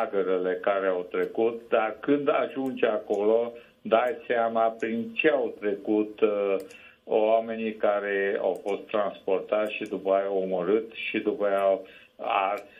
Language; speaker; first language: Romanian; non-native, local second language; Hungarian